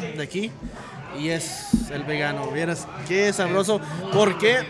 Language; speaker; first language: Spanish; native; Spanish